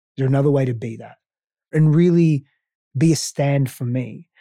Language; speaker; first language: English; non-native, local second language; Greek